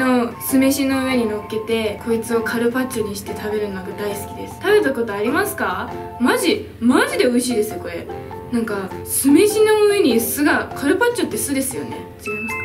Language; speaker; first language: Japanese; native; Japanese